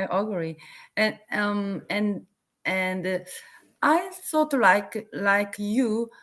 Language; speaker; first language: English; non-native, learner; Korean